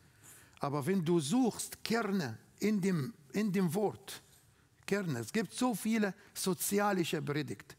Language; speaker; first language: German; non-native, fluent; Arabic